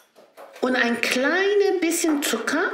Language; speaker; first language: German; non-native, learner; Chinese